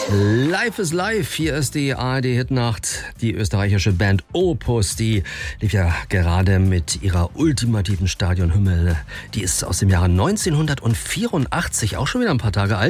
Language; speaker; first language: German; native; German